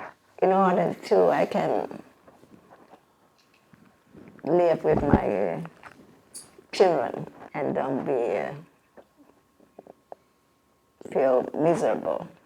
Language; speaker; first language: English; non-native, learner; Vietnamese